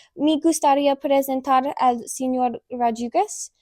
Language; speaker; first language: Spanish; non-native, learner; English